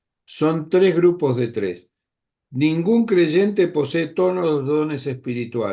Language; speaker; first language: Spanish; native; Spanish